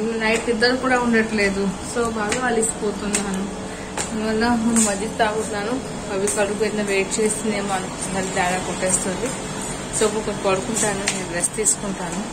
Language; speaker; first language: Telugu; native; Telugu